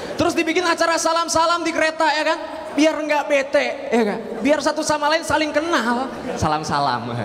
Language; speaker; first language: Indonesian; native; Indonesian